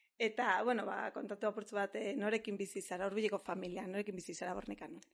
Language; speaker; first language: Basque; non-native, fluent; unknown